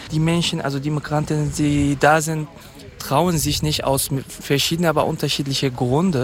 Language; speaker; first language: German; non-native, fluent; Kurdish